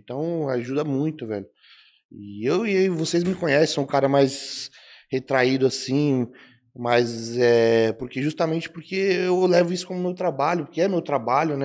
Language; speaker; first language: Portuguese; native; Portuguese